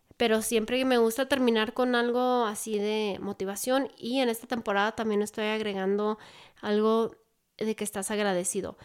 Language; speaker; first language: Spanish; native; Spanish